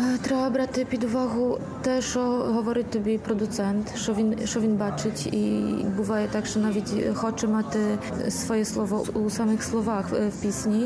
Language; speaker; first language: Ukrainian; early bilingual, heritage; Ukrainian